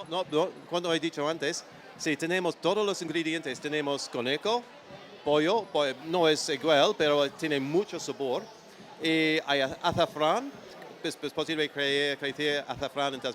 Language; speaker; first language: Spanish; non-native, learner; English